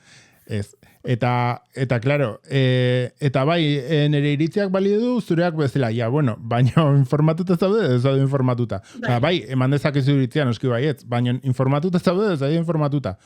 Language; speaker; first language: Basque; native; Basque